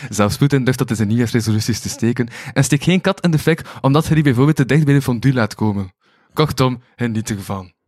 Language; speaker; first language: Dutch; native; Dutch